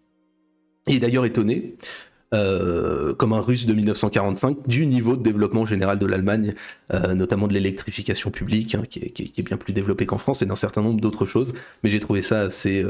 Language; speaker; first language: French; native; French